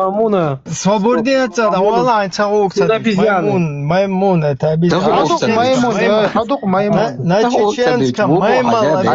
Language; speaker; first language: Russian; native; Russian